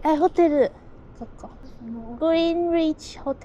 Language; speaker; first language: Japanese; non-native, learner; Chinese